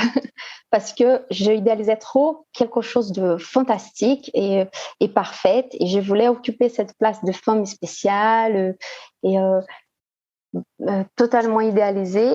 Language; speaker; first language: French; non-native, fluent; Portuguese